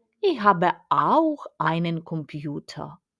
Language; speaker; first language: German; non-native, fluent; Ukrainian